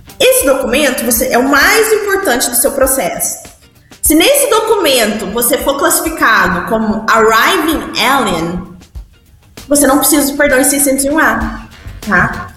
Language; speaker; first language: Portuguese; early bilingual, heritage; Portuguese